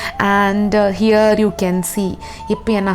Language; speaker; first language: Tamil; non-native, learner; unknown